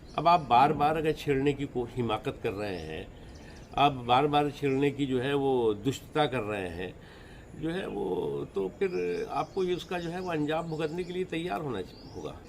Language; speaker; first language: Hindi; native; Hindi